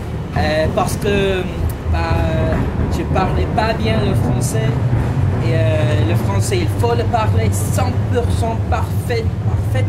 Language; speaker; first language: French; non-native, fluent; English